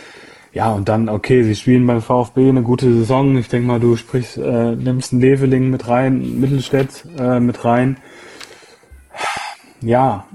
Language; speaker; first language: German; native; German